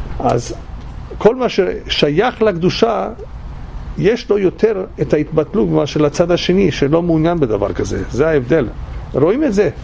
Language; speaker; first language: Hebrew; non-native, fluent; English